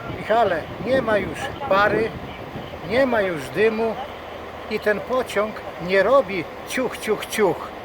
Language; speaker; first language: Polish; native; Polish